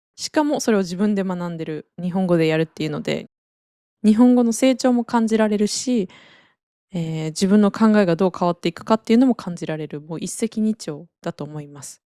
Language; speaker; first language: Japanese; native; Japanese